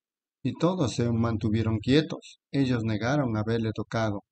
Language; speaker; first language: Spanish; native; Spanish